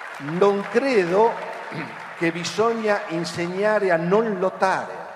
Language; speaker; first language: Italian; non-native, fluent; Spanish